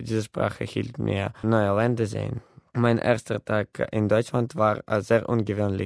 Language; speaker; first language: German; non-native, learner; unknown